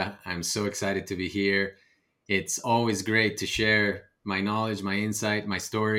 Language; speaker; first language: English; non-native, fluent; Spanish